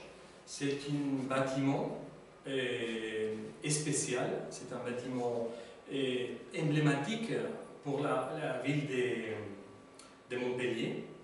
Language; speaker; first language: French; non-native, learner; Spanish